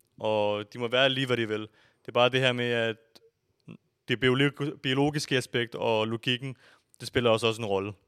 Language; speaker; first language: Danish; early bilingual, other home language; Urdu